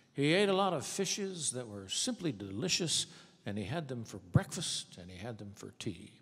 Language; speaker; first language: English; native; English